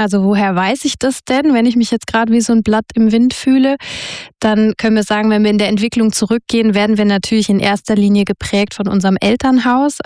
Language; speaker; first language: German; native; German